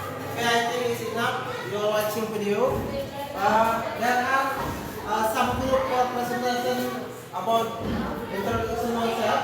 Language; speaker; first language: English; non-native, learner; Indonesian